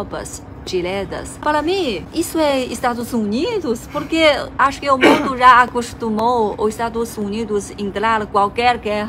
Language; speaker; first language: Portuguese; non-native, fluent; Chinese